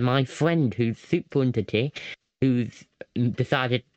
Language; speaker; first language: English; native; English